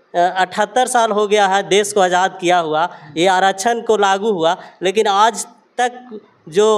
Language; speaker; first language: Hindi; native; Hindi